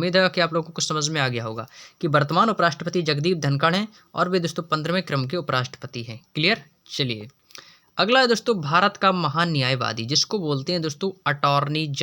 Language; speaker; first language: Hindi; native; Hindi